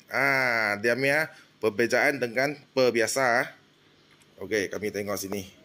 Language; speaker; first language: Malay; non-native, local second language; Min Nan Chinese